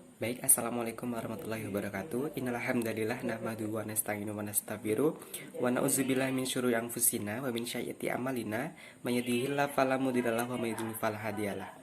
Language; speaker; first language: Indonesian; native; Indonesian